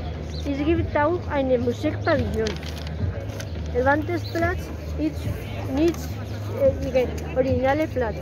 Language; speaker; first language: German; non-native, learner; Spanish